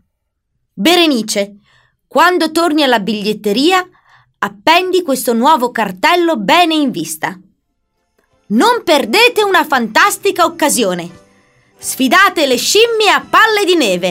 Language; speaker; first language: Italian; native; Italian